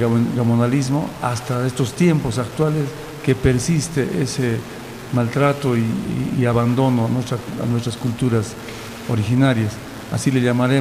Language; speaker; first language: Spanish; non-native, local second language; Quechua